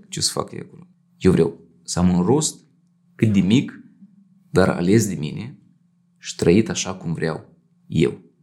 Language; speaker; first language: Romanian; native; Romanian